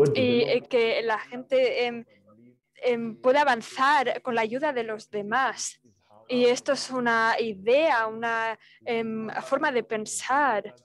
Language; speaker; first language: Spanish; non-native, fluent; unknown